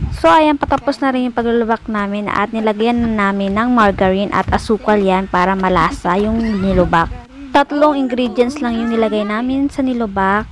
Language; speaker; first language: Filipino; non-native, local second language; Bikol